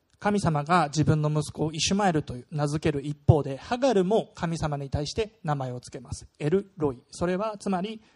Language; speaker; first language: Japanese; non-native, fluent; German